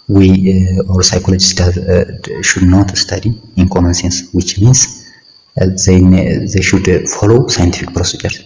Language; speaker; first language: English; non-native, local second language; Amharic